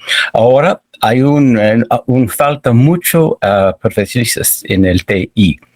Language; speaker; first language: Spanish; non-native, fluent; English